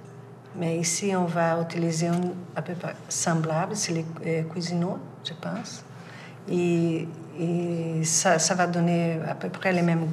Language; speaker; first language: French; non-native, fluent; Portuguese